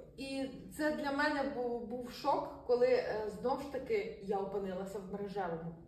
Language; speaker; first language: Ukrainian; non-native, local second language; Russian